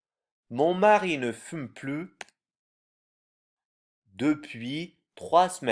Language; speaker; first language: French; non-native, fluent; Turkish